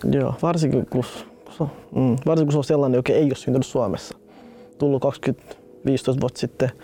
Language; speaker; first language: Finnish; early bilingual, other home language; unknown